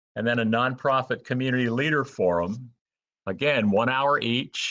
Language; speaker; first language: English; native; English